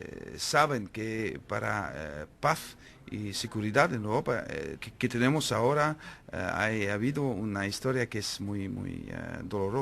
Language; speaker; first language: Spanish; non-native, fluent; Dutch